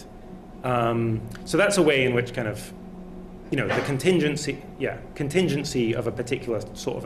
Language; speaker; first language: English; native; English